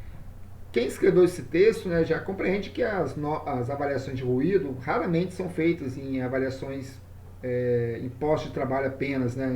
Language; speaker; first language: Portuguese; native; Portuguese